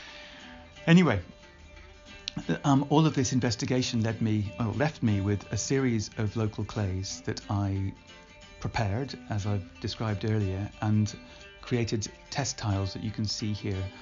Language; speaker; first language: English; native; English